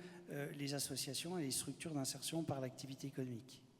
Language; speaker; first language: French; native; French